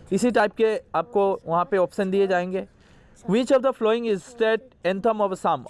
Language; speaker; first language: Hindi; non-native, local second language; Assamese